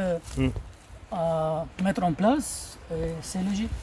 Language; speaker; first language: French; non-native, learner; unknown